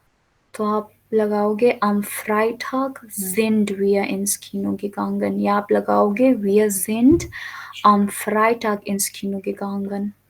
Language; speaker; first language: German; non-native, fluent; Urdu